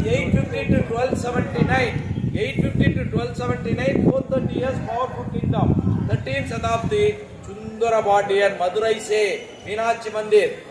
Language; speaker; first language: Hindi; non-native, local second language; Tamil